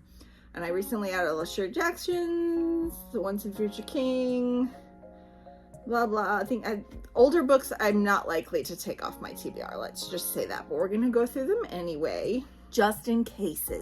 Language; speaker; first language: English; native; English